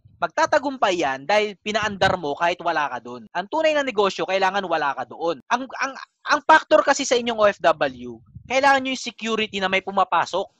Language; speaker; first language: Filipino; native; Filipino